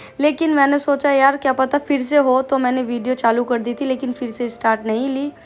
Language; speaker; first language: Hindi; non-native, local second language; Bangla